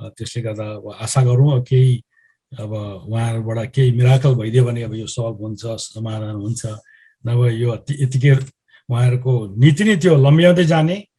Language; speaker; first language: Nepali; native; Nepali